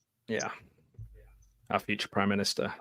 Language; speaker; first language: English; native; English